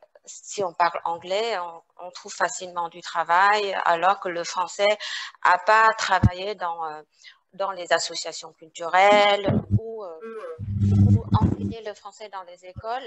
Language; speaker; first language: French; non-native, fluent; Vietnamese